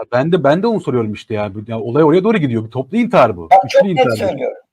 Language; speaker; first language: Turkish; native; Turkish